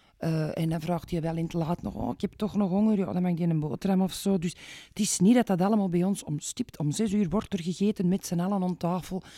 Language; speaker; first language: Dutch; native; Dutch